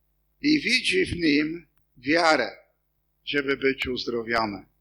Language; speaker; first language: Polish; non-native, fluent; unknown